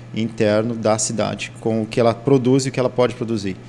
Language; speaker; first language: Portuguese; native; Portuguese